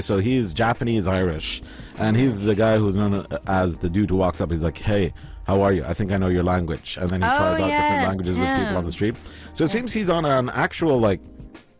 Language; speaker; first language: English; non-native, fluent; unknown